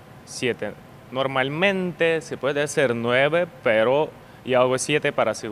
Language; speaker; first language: Spanish; non-native, learner; Ukrainian